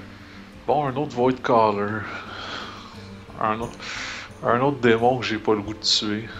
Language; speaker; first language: French; native; French